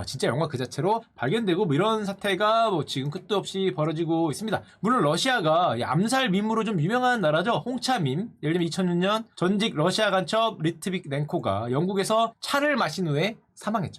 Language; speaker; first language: Korean; native; Korean